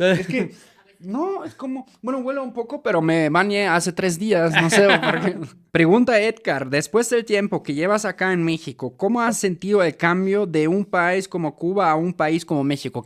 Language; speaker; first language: Spanish; native; Spanish